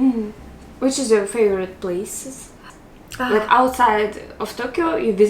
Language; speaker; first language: English; non-native, fluent; Russian